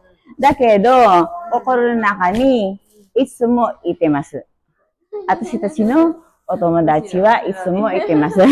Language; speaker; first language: Japanese; non-native, learner; Filipino